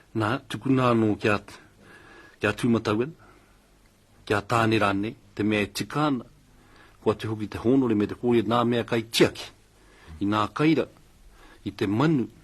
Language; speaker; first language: Māori; native; Māori